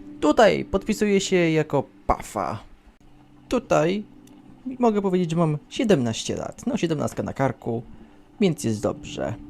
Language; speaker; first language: Polish; native; Polish